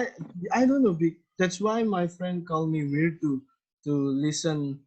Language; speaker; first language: English; non-native, learner; Indonesian